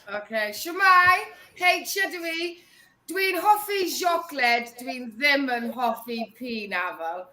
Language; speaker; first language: Welsh; non-native, learner; English